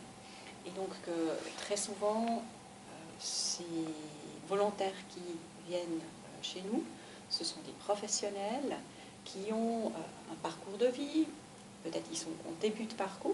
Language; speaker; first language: French; native; French